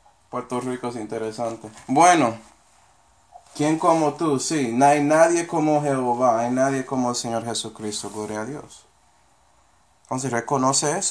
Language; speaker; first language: Spanish; non-native, fluent; English